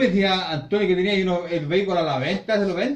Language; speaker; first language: Spanish; native; Spanish